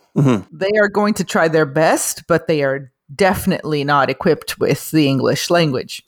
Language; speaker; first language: English; non-native, fluent; Portuguese